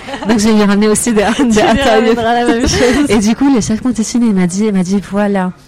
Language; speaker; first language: French; non-native, fluent; Arabic